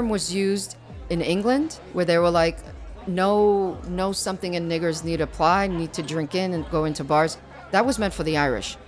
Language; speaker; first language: English; early bilingual, other home language; Spanish